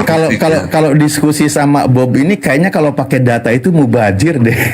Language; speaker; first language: Indonesian; native; Indonesian